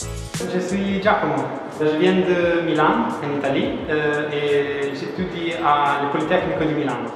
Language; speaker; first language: French; non-native, fluent; Italian